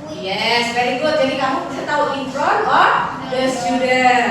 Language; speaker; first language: English; non-native, learner; Indonesian